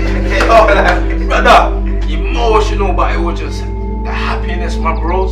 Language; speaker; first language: English; native; English